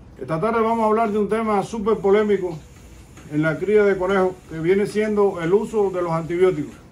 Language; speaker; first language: Spanish; native; Spanish